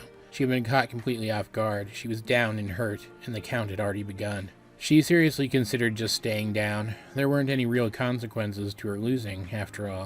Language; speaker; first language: English; native; English